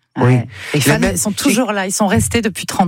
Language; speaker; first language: French; native; French